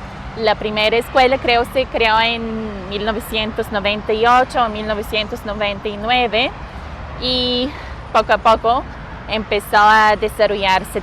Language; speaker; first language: Spanish; non-native, fluent; Bulgarian